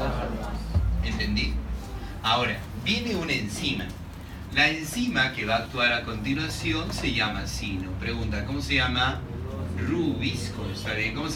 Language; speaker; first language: Spanish; native; Spanish